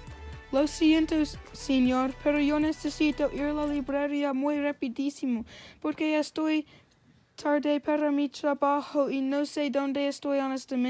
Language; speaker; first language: Spanish; non-native, learner; English